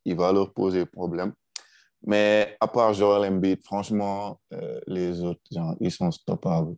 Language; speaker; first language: French; non-native, local second language; Wolof